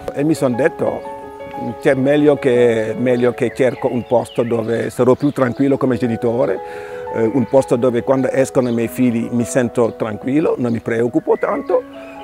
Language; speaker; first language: Italian; non-native, fluent; Wolof